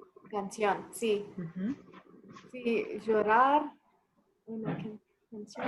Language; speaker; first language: Spanish; non-native, learner; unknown